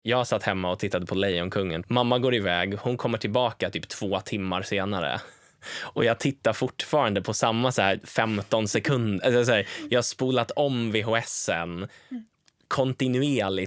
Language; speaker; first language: Swedish; native; Swedish